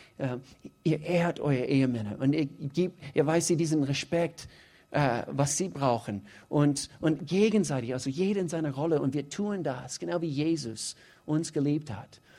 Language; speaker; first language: German; non-native, fluent; English